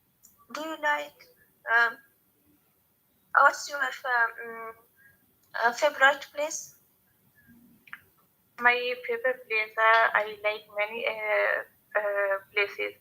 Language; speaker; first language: English; non-native, learner; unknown